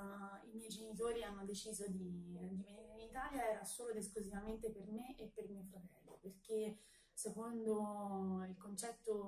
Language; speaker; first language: Italian; early bilingual, other home language; Albanian